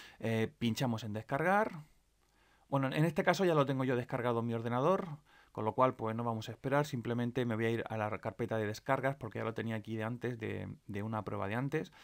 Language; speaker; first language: Spanish; native; Spanish